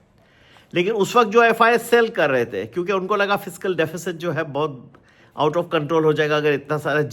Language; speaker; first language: Hindi; native; Hindi